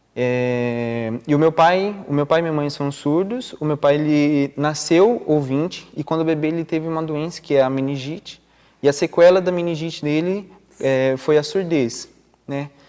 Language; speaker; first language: Portuguese; non-native, local second language; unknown